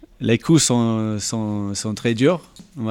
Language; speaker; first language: French; non-native, fluent; English